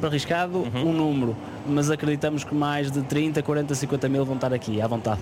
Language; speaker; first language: Portuguese; native; Portuguese